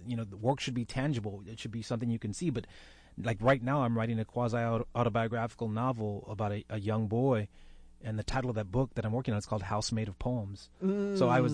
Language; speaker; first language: English; native; English